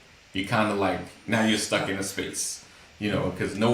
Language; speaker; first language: English; native; English